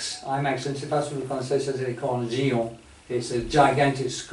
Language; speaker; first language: French; non-native, fluent; English